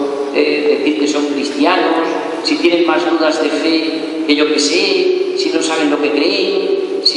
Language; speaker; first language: Spanish; native; Spanish